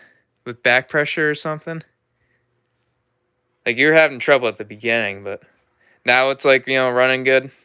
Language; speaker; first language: English; native; English